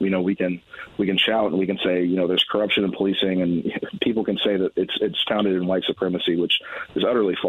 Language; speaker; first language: English; native; English